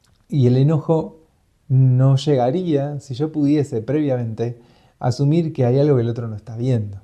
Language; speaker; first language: Spanish; native; Spanish